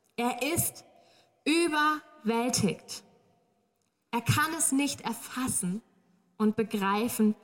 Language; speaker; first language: German; native; German